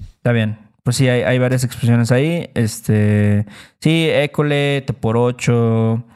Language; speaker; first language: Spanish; native; Spanish